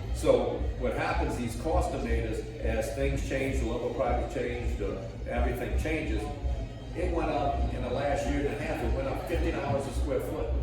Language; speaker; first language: English; native; English